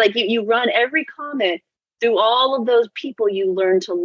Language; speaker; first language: English; native; English